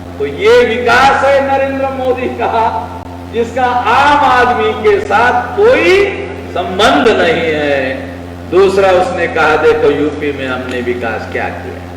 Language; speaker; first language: Hindi; non-native, local second language; Marathi